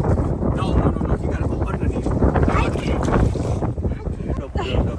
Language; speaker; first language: English; non-native, learner; Khmer